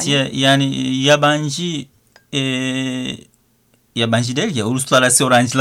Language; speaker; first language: Turkish; non-native, learner; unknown